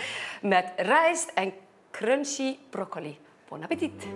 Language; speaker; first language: Dutch; non-native, fluent; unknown